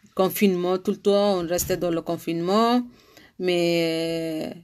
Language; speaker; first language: French; non-native, learner; Arabic